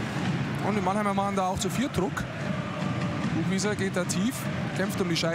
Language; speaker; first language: German; native; German